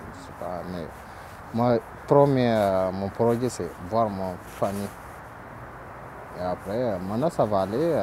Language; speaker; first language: French; non-native, learner; Oromo